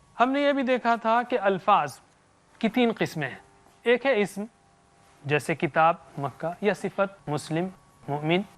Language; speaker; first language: Urdu; native; Urdu